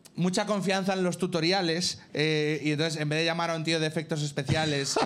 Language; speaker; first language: Spanish; native; Spanish